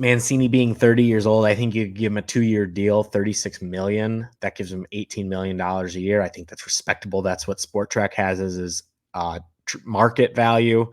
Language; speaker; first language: English; native; English